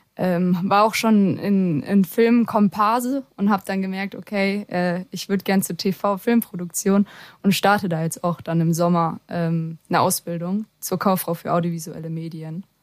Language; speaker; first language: German; native; German